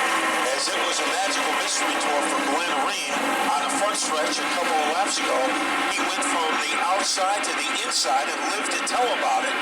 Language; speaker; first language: English; native; English